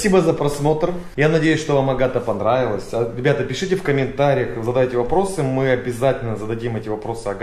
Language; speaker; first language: Russian; native; Russian